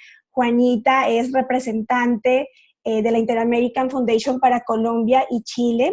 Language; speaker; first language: Spanish; native; Spanish